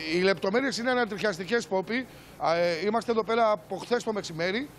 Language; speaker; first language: Greek; native; Greek